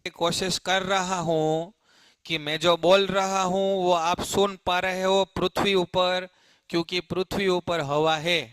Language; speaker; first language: Hindi; non-native, local second language; Gujarati